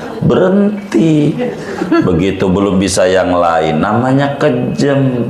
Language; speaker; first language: Indonesian; native; Indonesian